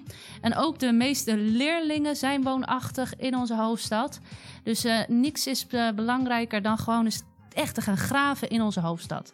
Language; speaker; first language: Dutch; native; Dutch